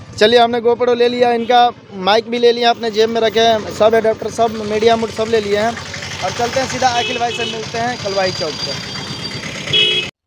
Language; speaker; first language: Hindi; non-native, local second language; Maithili